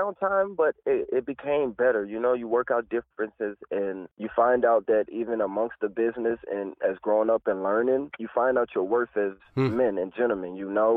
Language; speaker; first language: English; native; English